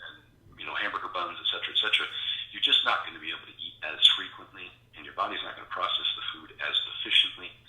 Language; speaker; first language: English; native; English